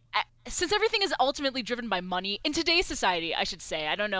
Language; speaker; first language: English; early bilingual, other home language; Persian